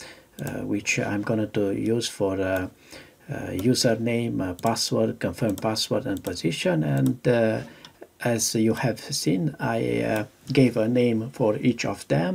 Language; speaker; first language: English; non-native, fluent; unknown